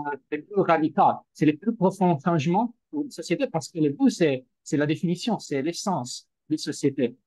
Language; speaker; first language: French; non-native, fluent; Italian